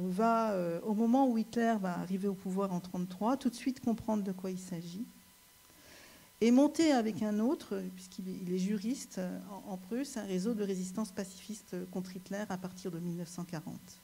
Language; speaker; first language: French; native; French